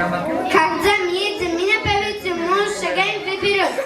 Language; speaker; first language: Russian; non-native, learner; Uzbek